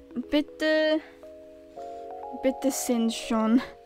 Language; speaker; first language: German; non-native, learner; English